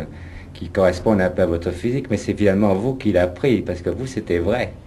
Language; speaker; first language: French; native; French